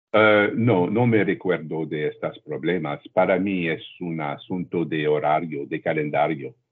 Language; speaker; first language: Spanish; non-native, learner; French